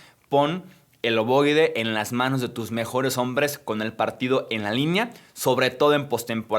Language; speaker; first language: Spanish; native; Spanish